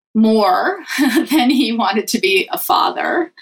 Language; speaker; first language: English; native; English